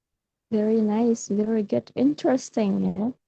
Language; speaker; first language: English; non-native, fluent; Indonesian